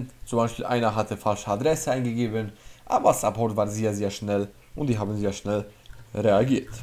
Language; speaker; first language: German; non-native, fluent; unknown